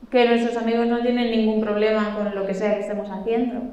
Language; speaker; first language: Spanish; native; Spanish